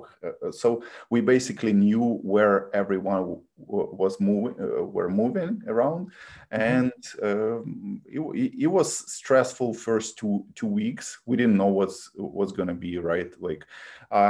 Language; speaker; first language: English; non-native, fluent; Ukrainian